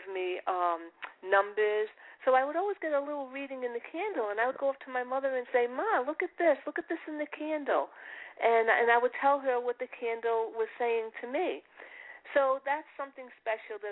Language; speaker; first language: English; early bilingual, other home language; Italian